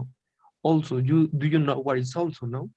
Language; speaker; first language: English; non-native, learner; Spanish